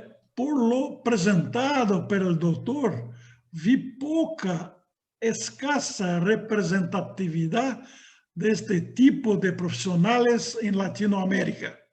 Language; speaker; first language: Spanish; non-native, fluent; Portuguese